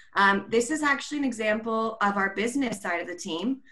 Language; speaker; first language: English; native; English